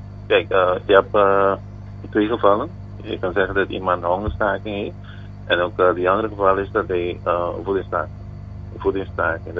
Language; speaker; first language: Dutch; non-native, local second language; Papiamento